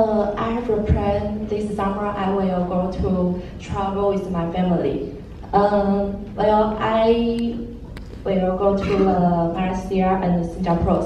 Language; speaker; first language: English; non-native, learner; Chinese